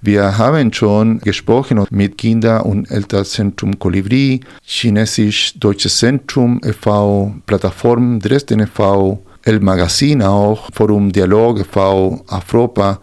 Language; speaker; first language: German; non-native, fluent; Spanish